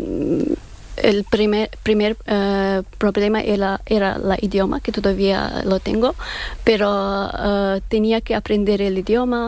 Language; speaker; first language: Spanish; non-native, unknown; Persian